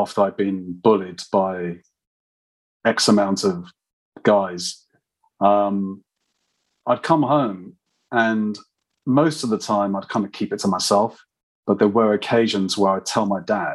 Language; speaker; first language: English; native; English